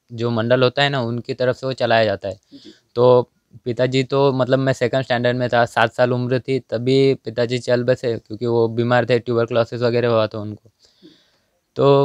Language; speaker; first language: Hindi; non-native, local second language; Marathi